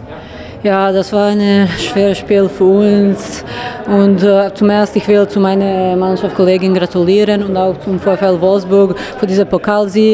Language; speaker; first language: German; non-native, learner; Serbian